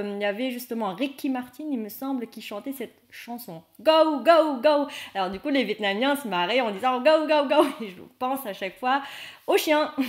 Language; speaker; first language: French; non-native, fluent; Vietnamese